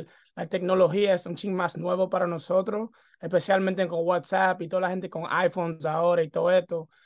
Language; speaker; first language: Spanish; early bilingual, heritage; English